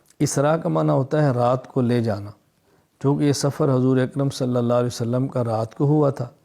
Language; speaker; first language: Urdu; non-native, local second language; Punjabi